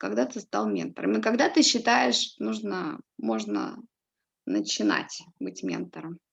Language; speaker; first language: Russian; native; Russian